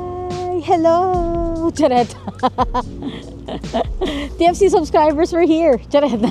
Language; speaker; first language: English; non-native, local second language; Filipino